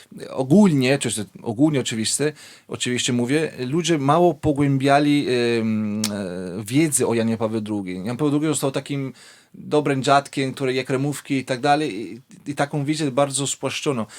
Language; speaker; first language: Polish; non-native, fluent; Italian